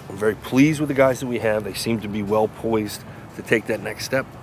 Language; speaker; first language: English; native; English